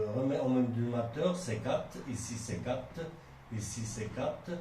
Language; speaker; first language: French; non-native, local second language; Arabic